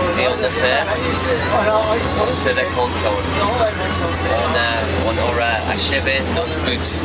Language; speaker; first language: French; non-native, learner; English